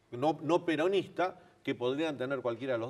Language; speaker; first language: Spanish; native; Spanish